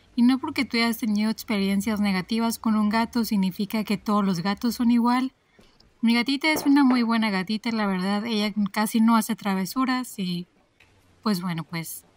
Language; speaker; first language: Spanish; native; Spanish